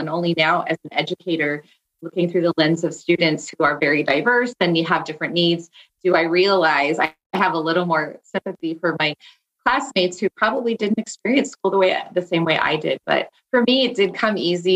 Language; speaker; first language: English; native; English